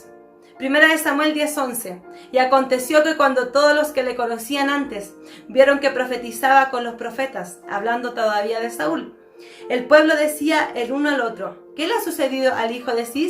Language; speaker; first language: Spanish; native; Spanish